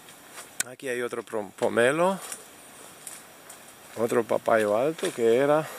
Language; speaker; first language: Spanish; non-native, fluent; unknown